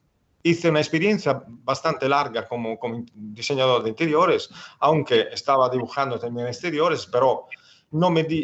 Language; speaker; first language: Spanish; non-native, fluent; Italian